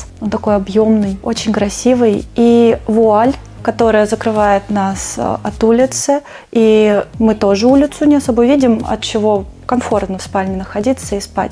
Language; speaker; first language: Russian; native; Russian